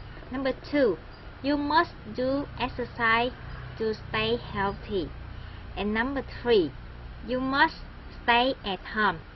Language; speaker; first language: English; non-native, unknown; Vietnamese